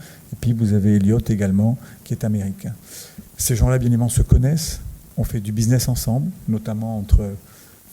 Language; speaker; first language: French; native; French